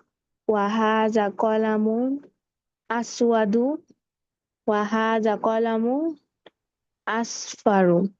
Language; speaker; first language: Arabic; non-native, learner; Bangla